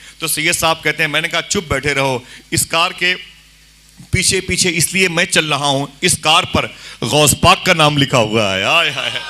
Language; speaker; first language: Hindi; native; Hindi